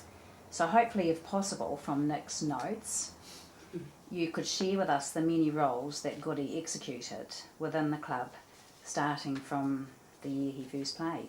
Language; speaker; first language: English; native; English